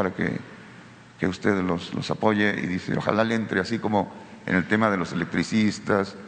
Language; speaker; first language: Spanish; native; Spanish